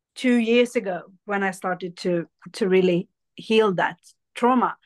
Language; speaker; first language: English; early bilingual, other home language; Hindi